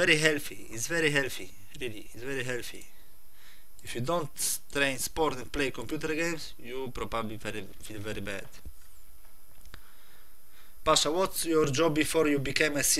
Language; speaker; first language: English; non-native, learner; Polish